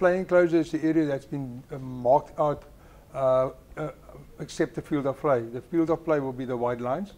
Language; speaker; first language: English; non-native, local second language; Afrikaans